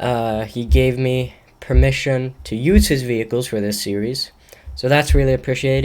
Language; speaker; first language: English; native; English